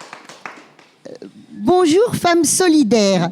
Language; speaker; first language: French; native; French